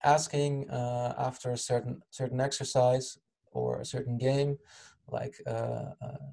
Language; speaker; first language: English; non-native, fluent; Dutch